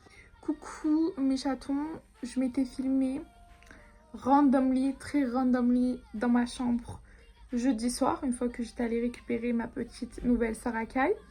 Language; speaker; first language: French; native; French